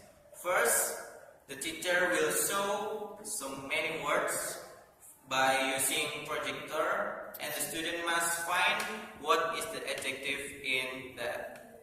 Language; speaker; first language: English; non-native, learner; Indonesian